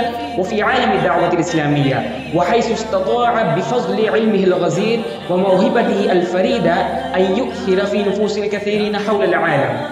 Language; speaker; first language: Arabic; non-native, fluent; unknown